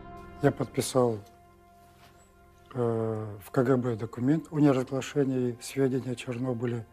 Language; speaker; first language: Russian; native; Russian